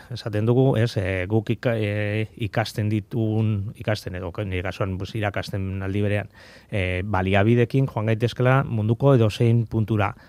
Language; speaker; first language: Basque; native; Basque